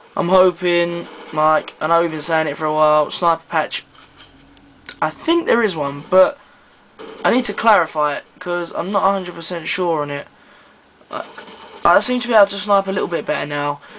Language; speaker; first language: English; native; English